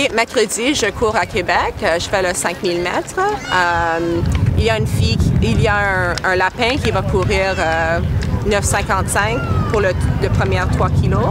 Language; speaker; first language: French; non-native, local second language; English